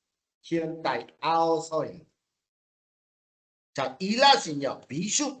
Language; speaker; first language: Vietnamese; non-native, fluent; Korean